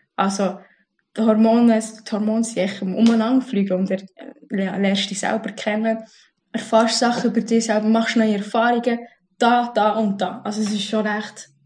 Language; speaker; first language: German; early bilingual, other home language; Arabic